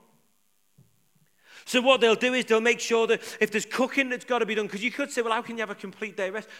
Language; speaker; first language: English; native; English